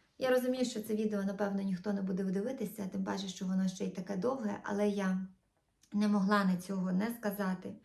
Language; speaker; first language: Ukrainian; non-native, local second language; Russian